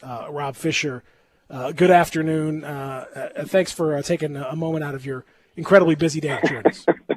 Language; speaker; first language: English; native; English